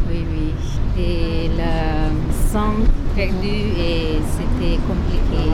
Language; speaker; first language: French; non-native, learner; Tibetan